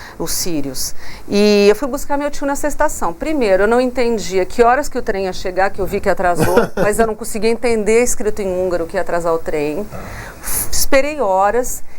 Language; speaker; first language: Portuguese; non-native, local second language; English